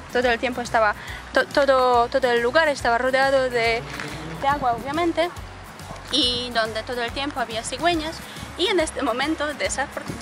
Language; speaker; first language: Spanish; non-native, fluent; Polish